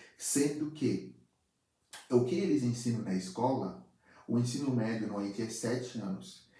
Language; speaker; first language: Portuguese; non-native, fluent; Haitian Creole